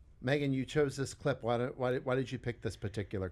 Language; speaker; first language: English; native; English